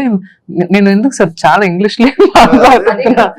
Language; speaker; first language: Telugu; non-native, learner; Tamil